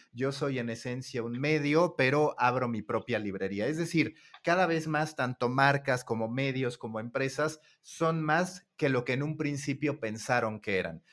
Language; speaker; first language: Spanish; native; Spanish